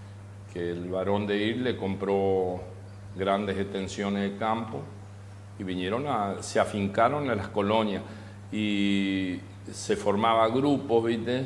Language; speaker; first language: Spanish; native; Spanish